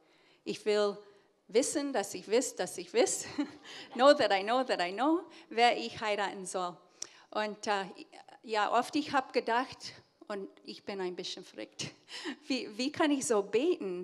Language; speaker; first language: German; early bilingual, heritage; English